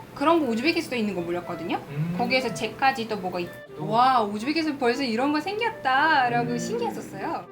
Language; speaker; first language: Korean; non-native, fluent; Uzbek